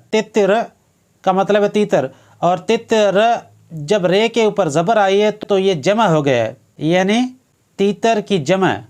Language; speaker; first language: Urdu; non-native, local second language; Sindhi